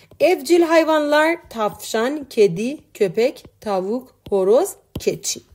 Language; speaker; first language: Turkish; non-native, fluent; Persian